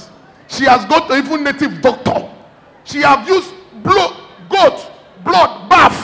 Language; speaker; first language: English; non-native, local second language; Igbo